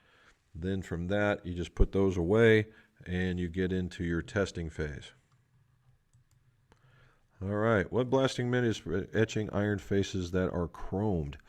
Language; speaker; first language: English; native; English